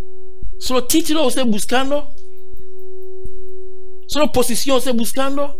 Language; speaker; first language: Spanish; non-native, learner; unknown